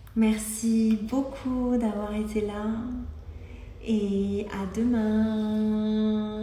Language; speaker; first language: French; native; French